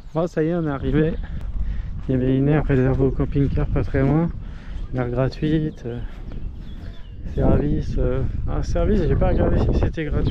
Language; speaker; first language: French; native; French